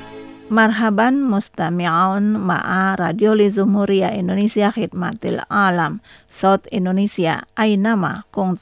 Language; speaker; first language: Arabic; non-native, fluent; Indonesian